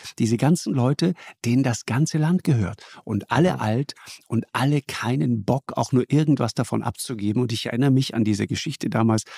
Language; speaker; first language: German; native; German